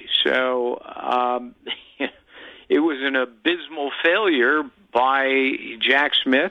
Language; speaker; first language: English; native; English